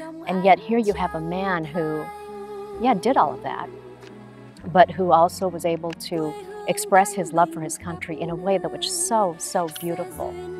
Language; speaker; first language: English; early bilingual, other home language; Vietnamese